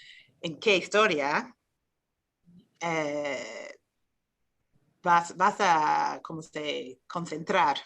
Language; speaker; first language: Spanish; non-native, fluent; English